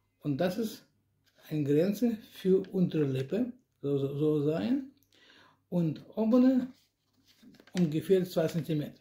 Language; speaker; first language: German; non-native, learner; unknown